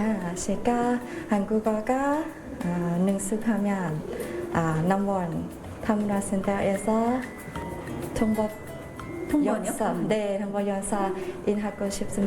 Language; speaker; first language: Korean; non-native, learner; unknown